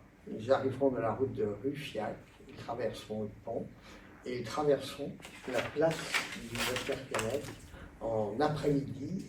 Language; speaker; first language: French; native; French